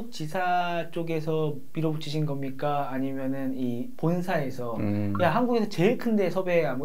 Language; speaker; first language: Korean; native; Korean